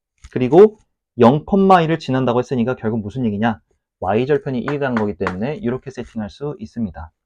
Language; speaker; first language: Korean; native; Korean